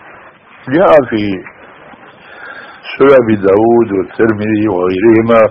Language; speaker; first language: Arabic; native; Arabic